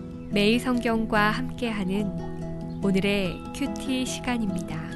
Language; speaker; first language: Korean; native; Korean